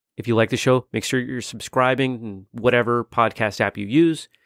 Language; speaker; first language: English; native; English